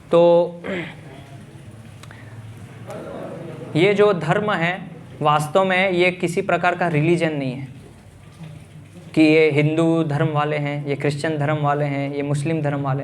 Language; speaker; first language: Hindi; native; Hindi